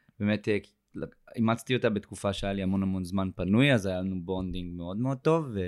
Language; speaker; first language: Hebrew; native; Hebrew